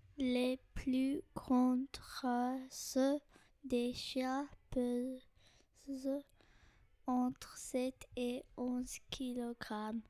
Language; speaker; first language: French; non-native, learner; Latvian